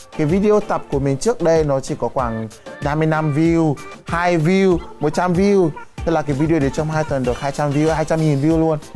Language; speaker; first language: Vietnamese; non-native, fluent; Yoruba